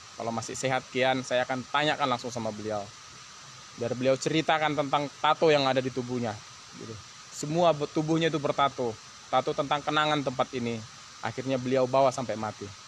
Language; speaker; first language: Indonesian; native; Indonesian